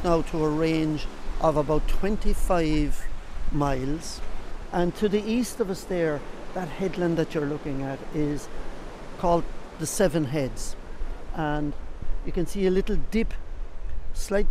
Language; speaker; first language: English; native; English